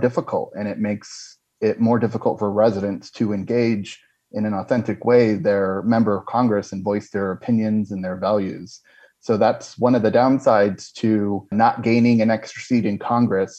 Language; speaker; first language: English; native; English